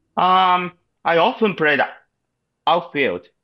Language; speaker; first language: English; non-native, learner; Japanese